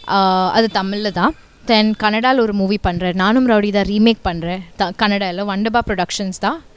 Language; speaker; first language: Tamil; non-native, learner; Malayalam